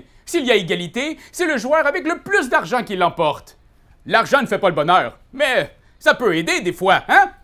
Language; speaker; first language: French; native; French